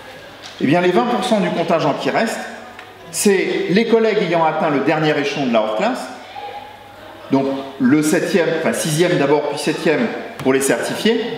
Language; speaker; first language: French; native; French